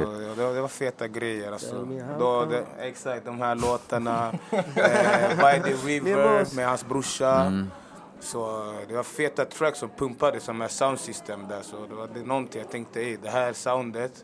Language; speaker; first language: Swedish; early bilingual, other home language; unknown